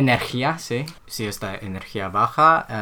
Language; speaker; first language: Spanish; non-native, learner; Korean